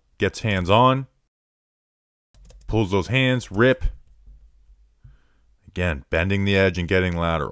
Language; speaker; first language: English; native; English